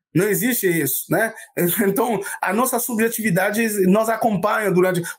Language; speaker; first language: Portuguese; non-native, fluent; Haitian Creole